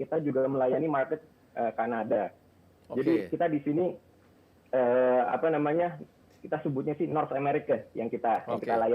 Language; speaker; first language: Indonesian; native; Indonesian